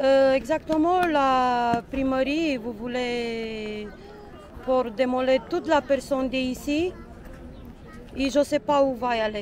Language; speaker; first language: French; non-native, learner; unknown